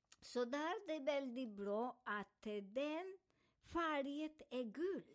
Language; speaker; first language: Swedish; non-native, fluent; Spanish